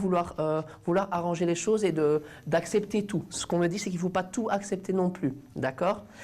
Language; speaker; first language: French; native; French